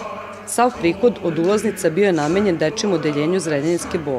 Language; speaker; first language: Serbian; native; Serbian